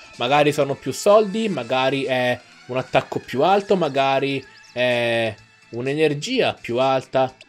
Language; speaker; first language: Italian; native; Italian